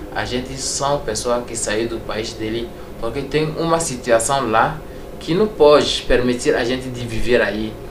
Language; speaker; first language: Portuguese; non-native, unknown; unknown